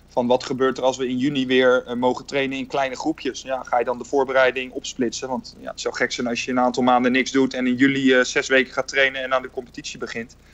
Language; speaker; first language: Dutch; native; Dutch